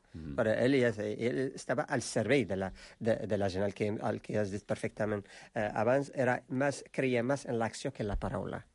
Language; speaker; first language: Catalan; non-native, fluent; Arabic